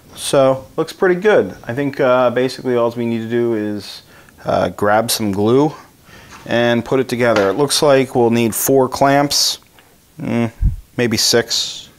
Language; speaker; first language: English; native; English